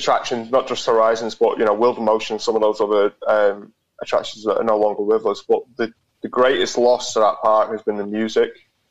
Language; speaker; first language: English; native; English